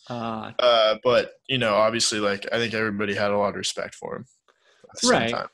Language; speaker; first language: English; native; English